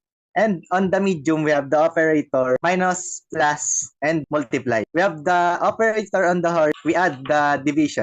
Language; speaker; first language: English; non-native, local second language; Filipino